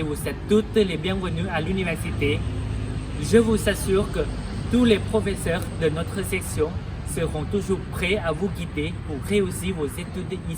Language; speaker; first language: French; non-native, fluent; Thai